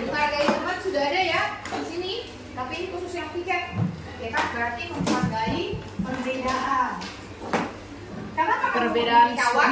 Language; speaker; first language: Indonesian; native; Indonesian